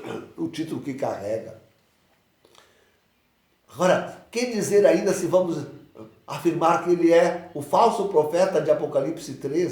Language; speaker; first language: Portuguese; native; Portuguese